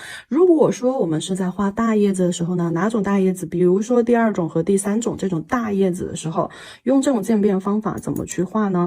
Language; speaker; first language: Chinese; native; Chinese